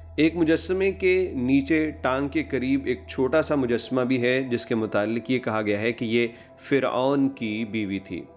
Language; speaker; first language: Urdu; non-native, local second language; Punjabi